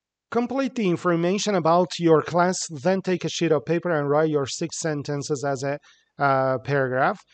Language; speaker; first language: English; non-native, fluent; Persian